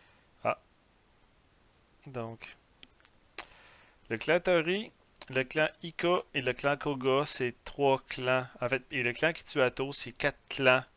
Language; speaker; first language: French; native; French